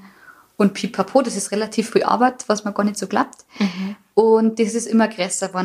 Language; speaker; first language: German; native; German